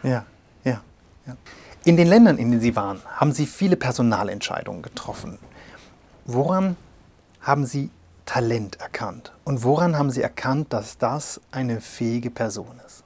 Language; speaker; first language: German; native; German